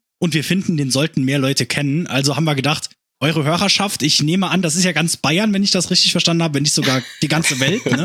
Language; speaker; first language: German; native; German